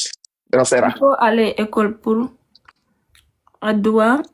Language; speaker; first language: French; non-native, learner; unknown